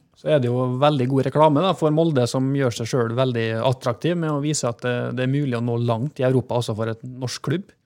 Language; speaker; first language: Norwegian; native; Norwegian